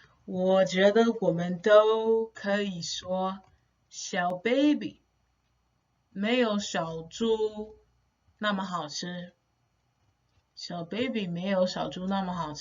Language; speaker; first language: Chinese; non-native, fluent; English